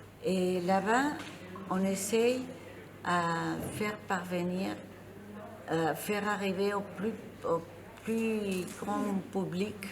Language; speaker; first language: French; non-native, fluent; Spanish